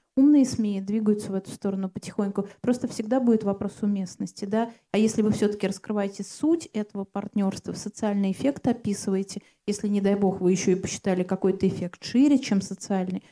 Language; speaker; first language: Russian; native; Russian